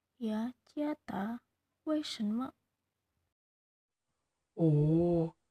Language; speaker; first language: Chinese; non-native, learner; Indonesian